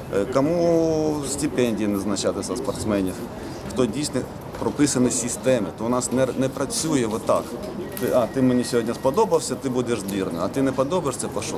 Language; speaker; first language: Ukrainian; native; Ukrainian